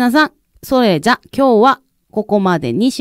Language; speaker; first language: Japanese; non-native, fluent; Korean